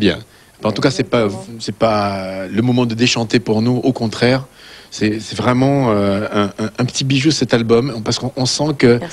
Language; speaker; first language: French; native; French